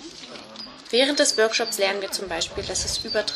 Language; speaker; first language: German; native; German